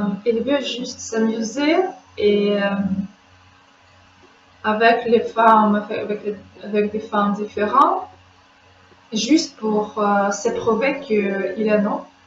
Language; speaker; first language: French; non-native, fluent; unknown